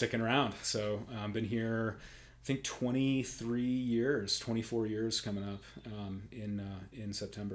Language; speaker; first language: English; native; English